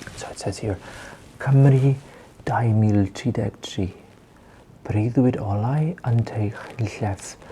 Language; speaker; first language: Welsh; non-native, learner; English